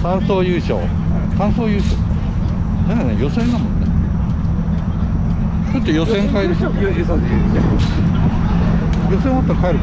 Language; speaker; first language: Japanese; native; Japanese